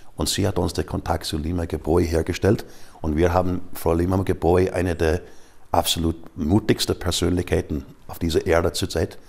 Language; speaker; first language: German; non-native, fluent; English